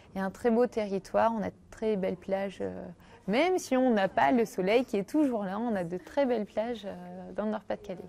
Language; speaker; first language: French; native; French